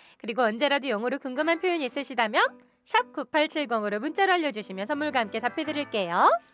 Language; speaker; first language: Korean; native; Korean